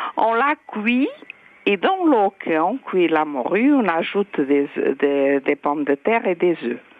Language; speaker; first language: French; non-native, fluent; Portuguese